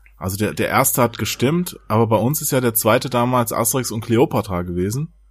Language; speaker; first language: German; native; German